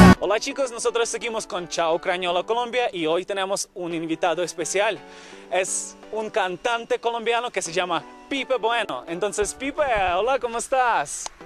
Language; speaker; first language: Spanish; non-native, fluent; Ukrainian